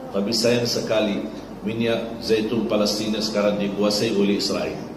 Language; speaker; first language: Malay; non-native, fluent; Arabic